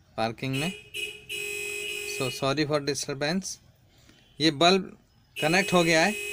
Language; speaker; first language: Hindi; native; Hindi